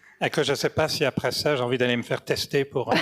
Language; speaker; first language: French; native; French